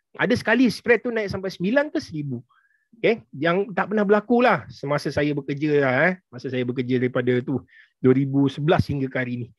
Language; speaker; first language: Malay; native; Malay